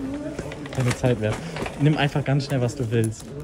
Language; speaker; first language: German; native; German